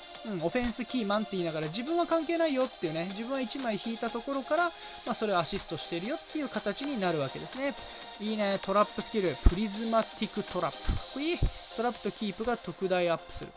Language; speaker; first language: Japanese; native; Japanese